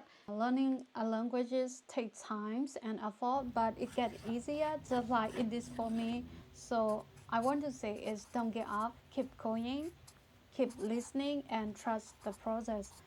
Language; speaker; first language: English; non-native, fluent; Burmese